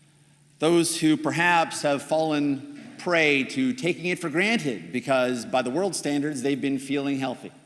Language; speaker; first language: English; native; English